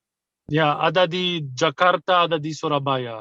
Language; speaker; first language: Indonesian; non-native, fluent; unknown